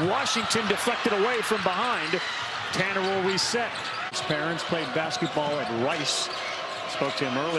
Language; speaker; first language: English; native; English